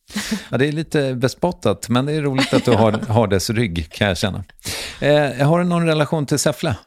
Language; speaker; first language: Swedish; native; Swedish